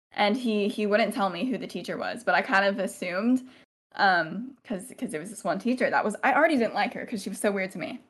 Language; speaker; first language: English; native; English